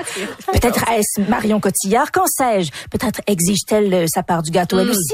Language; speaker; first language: French; native; French